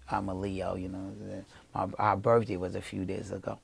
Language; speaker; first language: English; early bilingual, other home language; Haitian Creole